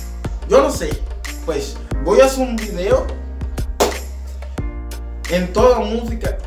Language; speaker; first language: Spanish; non-native, learner; Haitian Creole